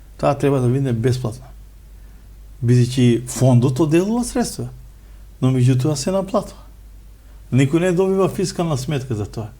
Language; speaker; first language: Macedonian; non-native, local second language; Romany